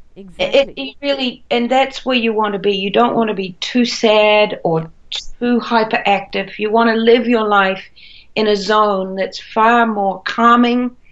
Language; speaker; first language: English; native; English